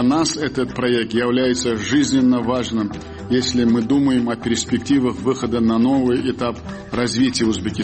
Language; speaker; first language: Russian; non-native, local second language; Uzbek